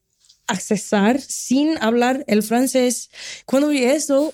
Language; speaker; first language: Spanish; non-native, fluent; Portuguese